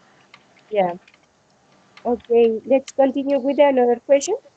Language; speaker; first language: English; non-native, learner; Spanish